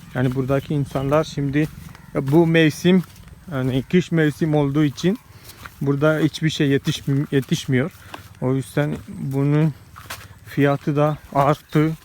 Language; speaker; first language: Turkish; non-native, fluent; Malayalam